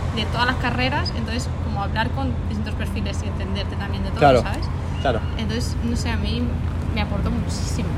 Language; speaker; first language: Spanish; native; Spanish